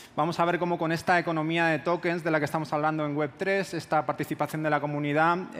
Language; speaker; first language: Spanish; native; Spanish